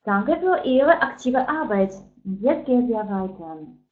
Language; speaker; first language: German; non-native, fluent; Russian